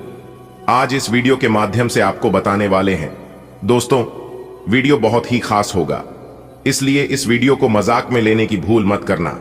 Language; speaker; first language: Hindi; native; Hindi